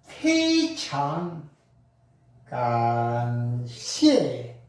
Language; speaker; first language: Chinese; non-native, learner; Korean